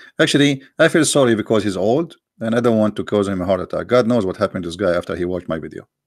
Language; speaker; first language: English; non-native, fluent; Arabic